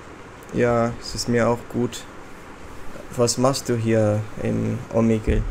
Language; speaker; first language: German; non-native, fluent; English